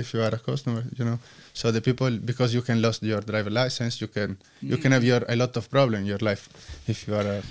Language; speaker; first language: English; non-native, learner; Italian